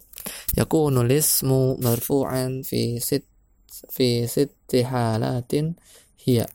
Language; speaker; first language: Arabic; non-native, fluent; Indonesian